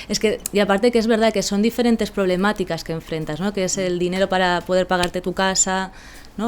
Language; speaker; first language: Spanish; native; Spanish